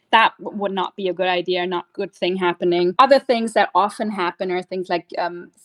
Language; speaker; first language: English; non-native, fluent; German